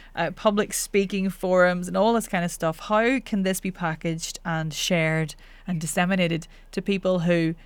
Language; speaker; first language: English; native; English